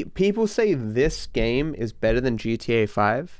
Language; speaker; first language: English; native; English